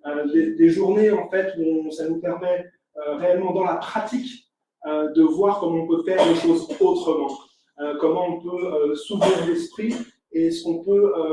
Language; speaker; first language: French; native; French